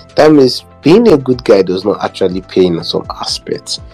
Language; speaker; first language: English; non-native, local second language; Igbo